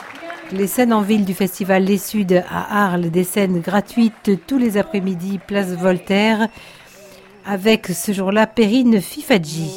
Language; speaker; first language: French; native; French